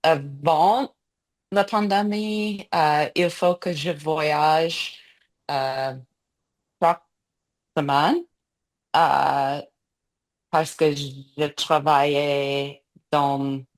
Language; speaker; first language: French; non-native, learner; English